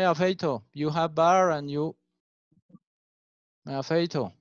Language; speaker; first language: English; non-native, learner; Spanish